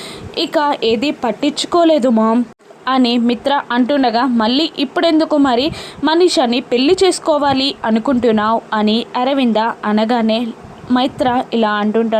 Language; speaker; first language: Telugu; native; Telugu